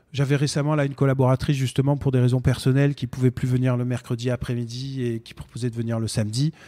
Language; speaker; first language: French; native; French